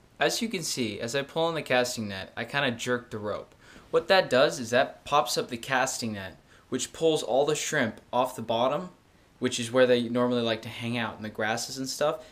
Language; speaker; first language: English; native; English